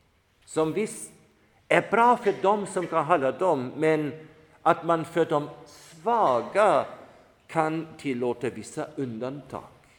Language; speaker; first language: Swedish; non-native, fluent; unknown